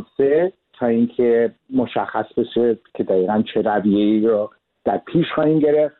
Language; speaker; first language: Persian; early bilingual, heritage; Persian